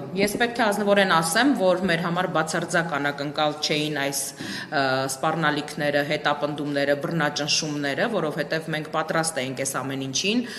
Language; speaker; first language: Armenian; native; Armenian